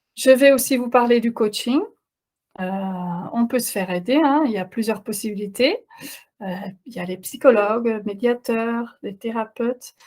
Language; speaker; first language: French; non-native, fluent; Dutch